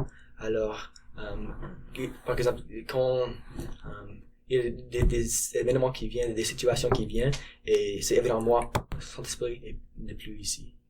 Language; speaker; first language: French; non-native, learner; English